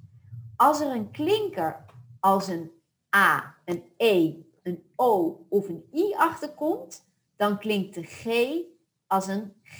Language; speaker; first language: Dutch; native; Dutch